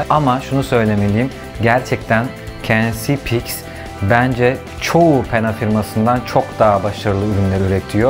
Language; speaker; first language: Turkish; native; Turkish